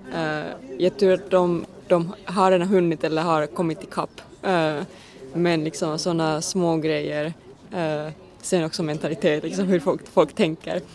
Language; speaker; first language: Swedish; non-native, local second language; Finnish